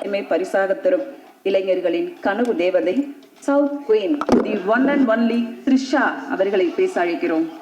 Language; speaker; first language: Tamil; native; Tamil